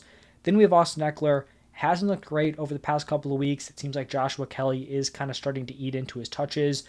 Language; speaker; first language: English; native; English